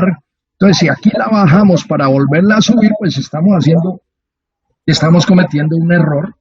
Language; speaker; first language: Spanish; native; Spanish